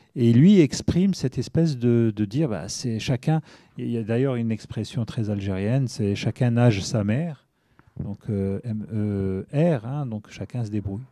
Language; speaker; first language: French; non-native, local second language; Arabic